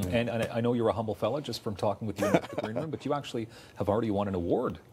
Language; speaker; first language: English; native; English